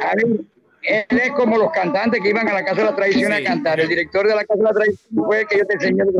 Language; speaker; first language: Spanish; native; Spanish